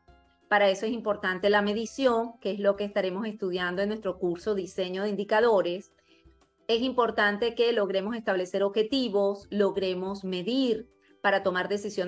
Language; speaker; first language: Spanish; native; Spanish